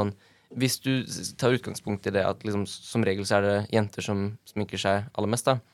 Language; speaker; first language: Norwegian; native; Norwegian